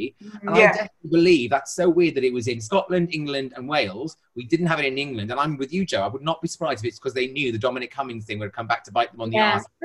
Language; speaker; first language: English; native; English